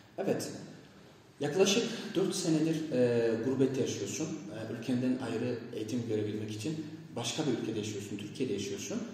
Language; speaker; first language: Turkish; non-native, fluent; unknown